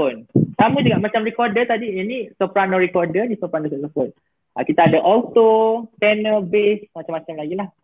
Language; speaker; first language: Malay; native; Malay